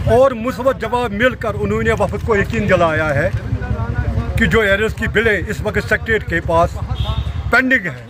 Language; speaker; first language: Urdu; non-native, local second language; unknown